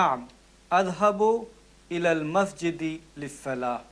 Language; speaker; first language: Arabic; non-native, learner; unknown